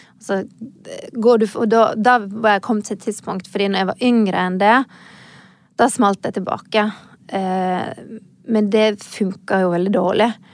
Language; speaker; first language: Norwegian; native; Norwegian